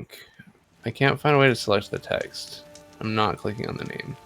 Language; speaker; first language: English; native; English